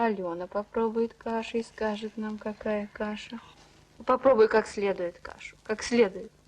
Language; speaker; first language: Russian; native; Russian